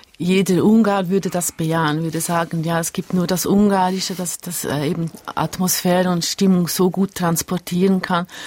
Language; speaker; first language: German; early bilingual, other home language; Hungarian